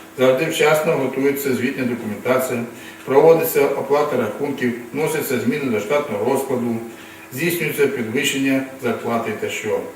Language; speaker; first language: Ukrainian; non-native, local second language; Russian